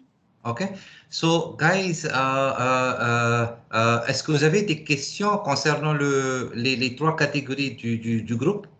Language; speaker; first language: French; non-native, fluent; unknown